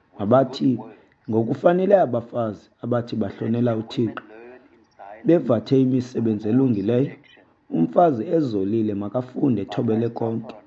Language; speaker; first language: Xhosa; native; Xhosa